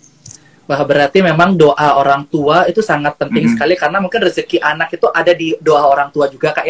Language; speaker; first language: Indonesian; native; Indonesian